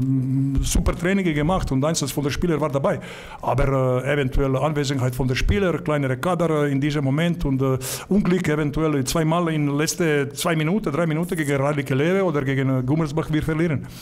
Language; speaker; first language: German; non-native, learner; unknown